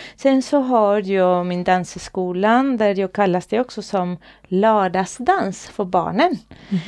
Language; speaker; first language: Swedish; non-native, fluent; Spanish